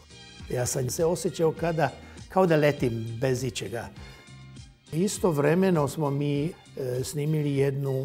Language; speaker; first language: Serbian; non-native, local second language; Hungarian